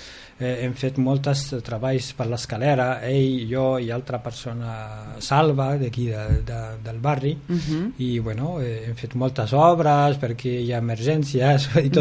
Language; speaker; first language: Catalan; non-native, fluent; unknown